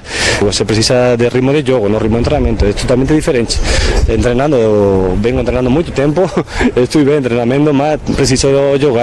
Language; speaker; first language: Portuguese; non-native, fluent; Spanish